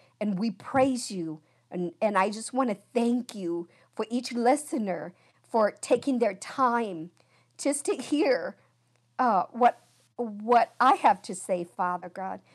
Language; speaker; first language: English; early bilingual, other home language; Vietnamese